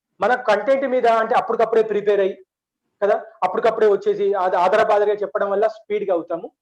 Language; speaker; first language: Telugu; non-native, local second language; Urdu